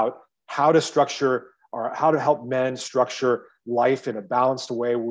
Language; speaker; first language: English; native; English